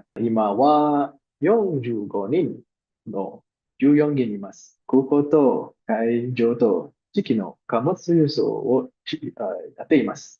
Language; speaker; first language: Japanese; non-native, learner; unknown